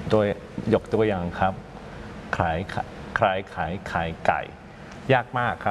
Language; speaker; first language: Thai; non-native, fluent; English